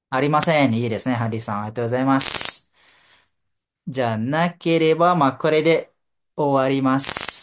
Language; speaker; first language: Japanese; non-native, fluent; Malay